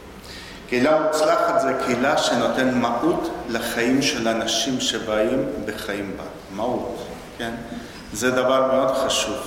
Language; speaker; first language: Hebrew; non-native, fluent; Spanish